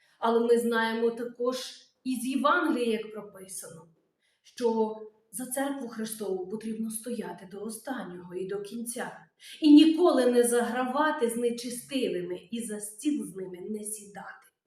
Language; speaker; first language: Ukrainian; native; Ukrainian